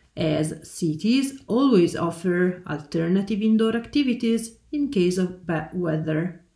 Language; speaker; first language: English; non-native, fluent; Italian